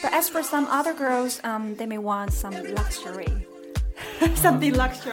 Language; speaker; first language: English; non-native, fluent; Chinese